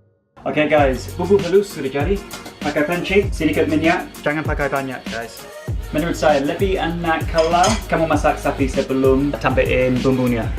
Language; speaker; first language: Indonesian; non-native, fluent; English